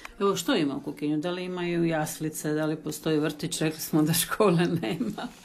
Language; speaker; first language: Serbian; early bilingual, heritage; Croatian